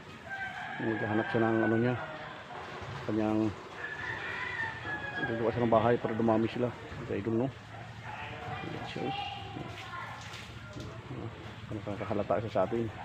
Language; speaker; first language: Filipino; native; Filipino